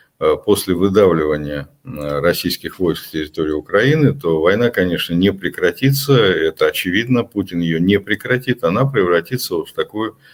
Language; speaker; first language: Russian; native; Russian